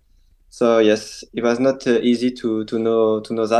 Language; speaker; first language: English; non-native, learner; French